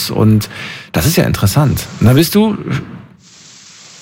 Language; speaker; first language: German; native; German